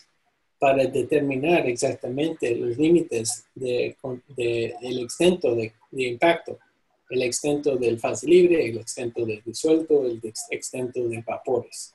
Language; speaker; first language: Spanish; non-native, fluent; English